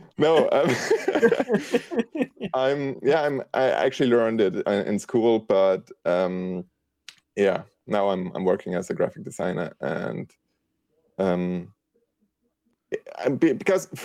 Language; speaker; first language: English; non-native, fluent; German